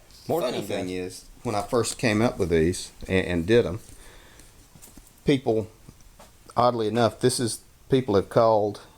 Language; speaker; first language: English; native; English